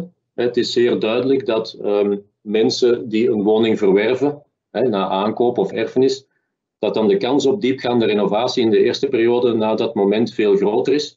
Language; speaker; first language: Dutch; native; Dutch